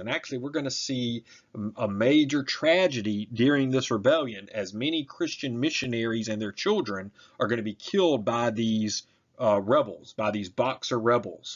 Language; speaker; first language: English; native; English